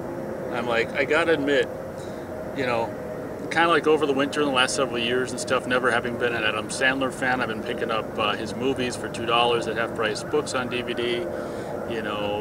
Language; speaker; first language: English; native; English